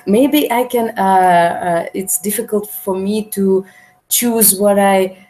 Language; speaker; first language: English; non-native, learner; Russian